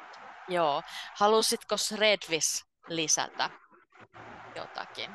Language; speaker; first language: Finnish; native; Finnish